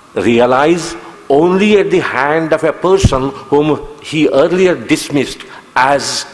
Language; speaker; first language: English; non-native, local second language; Kannada